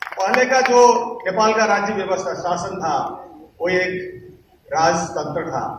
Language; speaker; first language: Hindi; non-native, fluent; Nepali